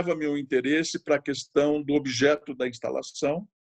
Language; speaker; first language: Portuguese; native; Portuguese